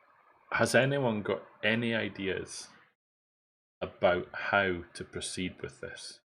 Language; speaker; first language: English; native; English